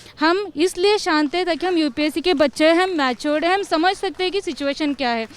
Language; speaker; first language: Hindi; non-native, local second language; Kannada